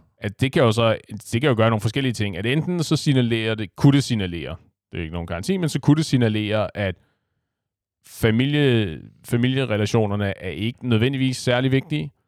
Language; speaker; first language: Danish; native; Danish